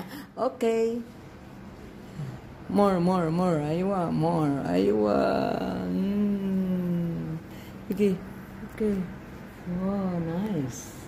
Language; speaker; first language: English; non-native, local second language; Filipino